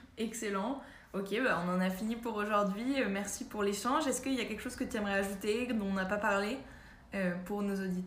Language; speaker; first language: French; native; French